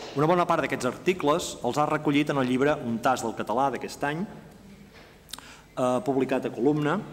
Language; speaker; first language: Catalan; native; Catalan